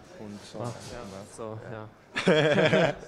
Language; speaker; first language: German; non-native, learner; Japanese